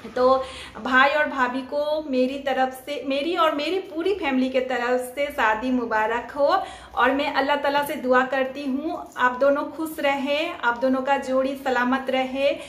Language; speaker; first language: Hindi; non-native, local second language; Bangla